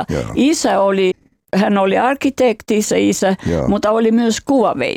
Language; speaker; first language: Finnish; non-native, fluent; Albanian